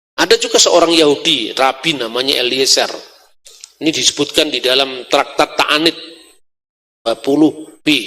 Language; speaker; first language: Indonesian; non-native, local second language; Javanese